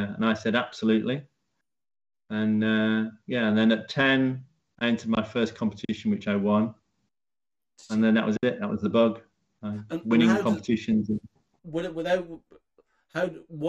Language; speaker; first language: English; native; English